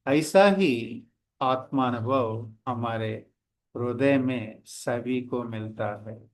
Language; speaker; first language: Hindi; non-native, local second language; Telugu